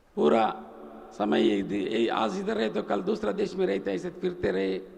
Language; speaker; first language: Hindi; non-native, local second language; Telugu